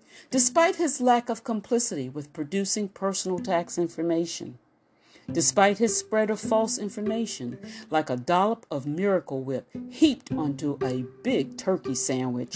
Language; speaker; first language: English; native; English